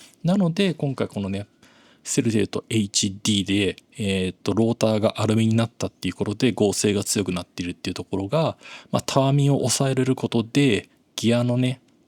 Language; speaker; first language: Japanese; native; Japanese